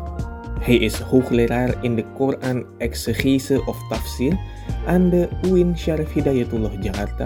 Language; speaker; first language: Dutch; non-native, fluent; Indonesian